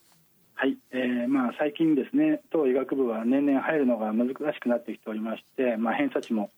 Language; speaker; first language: Japanese; native; Japanese